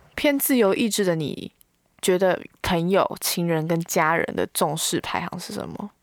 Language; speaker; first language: Chinese; native; Chinese